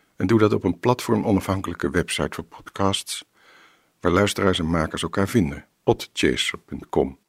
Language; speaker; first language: Dutch; native; Dutch